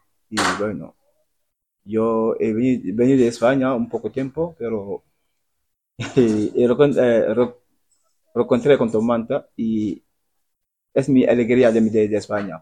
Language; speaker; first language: Spanish; non-native, learner; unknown